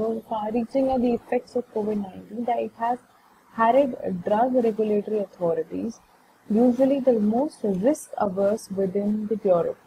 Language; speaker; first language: English; non-native, local second language; Hindi